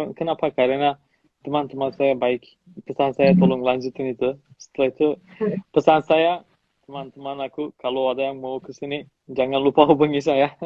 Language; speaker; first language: Indonesian; non-native, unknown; Turkish